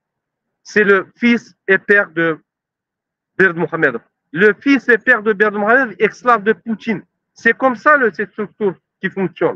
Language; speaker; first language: French; non-native, learner; Turkmen